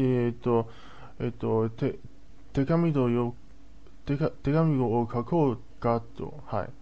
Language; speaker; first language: Japanese; non-native, learner; Chinese